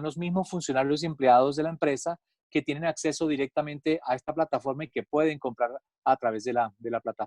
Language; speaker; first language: Spanish; native; Spanish